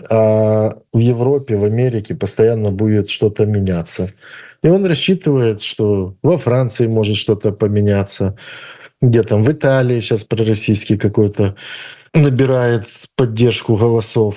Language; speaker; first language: Russian; native; Russian